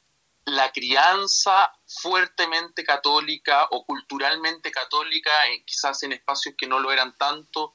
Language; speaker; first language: Spanish; native; Spanish